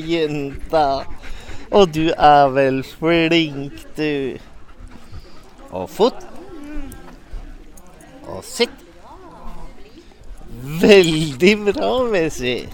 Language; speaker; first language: Norwegian; native; Norwegian